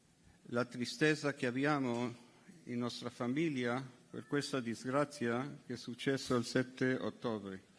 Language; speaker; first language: Italian; non-native, fluent; Hebrew